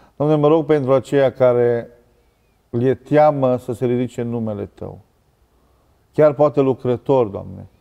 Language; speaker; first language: Romanian; native; Romanian